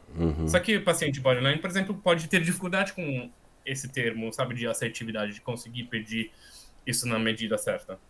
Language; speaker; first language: Portuguese; non-native, fluent; German